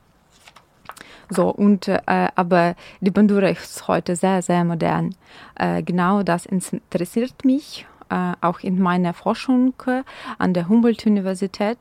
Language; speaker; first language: German; non-native, fluent; Ukrainian